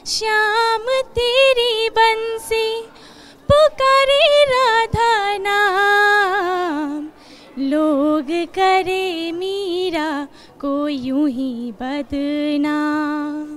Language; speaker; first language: Hindi; native; Hindi